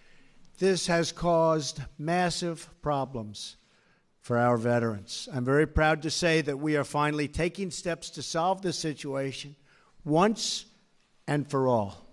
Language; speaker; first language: English; native; English